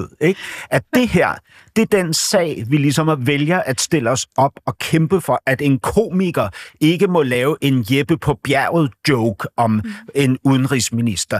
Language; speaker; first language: Danish; native; Danish